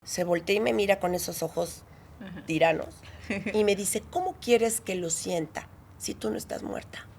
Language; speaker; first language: Spanish; native; Spanish